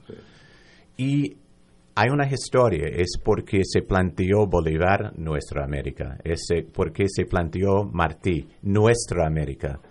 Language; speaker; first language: Spanish; non-native, fluent; English